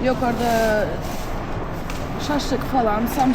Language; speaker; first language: Turkish; non-native, learner; Kazakh